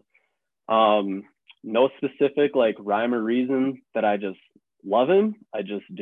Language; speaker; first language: English; native; English